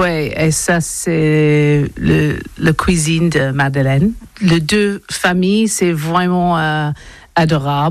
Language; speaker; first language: French; non-native, learner; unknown